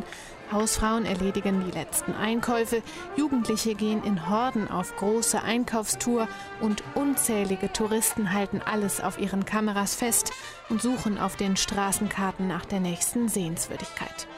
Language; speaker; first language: German; native; German